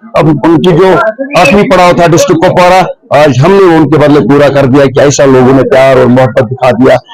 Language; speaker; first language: Hindi; non-native, local second language; Kashmiri